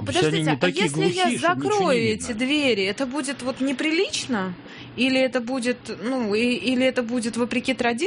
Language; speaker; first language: Russian; native; Russian